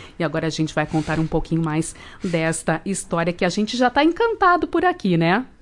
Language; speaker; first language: Portuguese; native; Portuguese